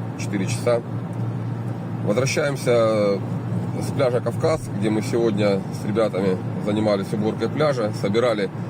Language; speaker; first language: Russian; native; Russian